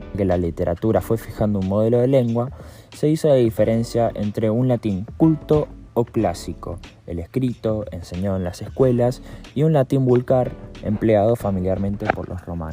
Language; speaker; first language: Spanish; native; Spanish